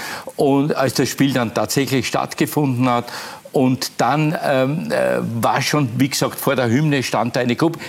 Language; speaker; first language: German; native; German